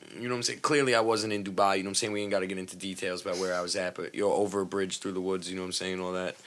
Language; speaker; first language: English; native; English